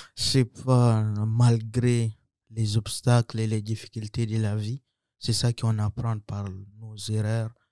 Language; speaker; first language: French; non-native, local second language; Sango